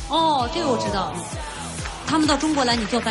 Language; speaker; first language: Chinese; native; Chinese